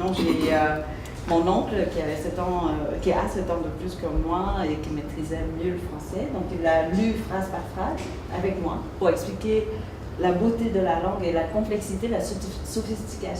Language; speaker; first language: French; early bilingual, other home language; Vietnamese